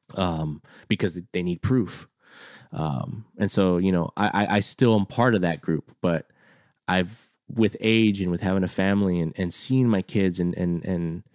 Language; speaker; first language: English; native; English